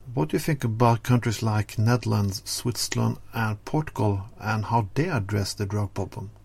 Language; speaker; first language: English; non-native, fluent; Norwegian